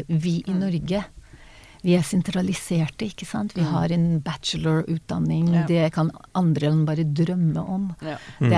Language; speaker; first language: Norwegian; non-native, fluent; Hebrew